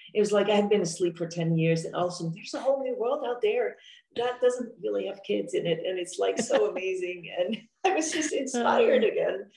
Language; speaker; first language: English; non-native, fluent; Dutch